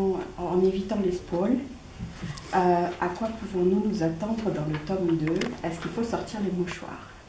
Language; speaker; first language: French; native; French